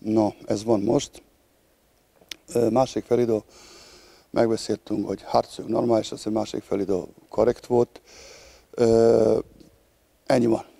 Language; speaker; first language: Hungarian; non-native, learner; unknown